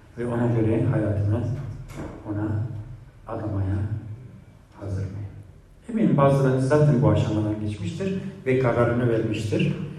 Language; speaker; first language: Turkish; non-native, fluent; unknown